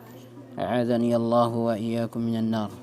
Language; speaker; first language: Arabic; non-native, fluent; Tausug